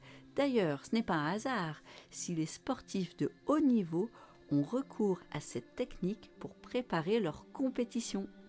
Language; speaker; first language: French; native; French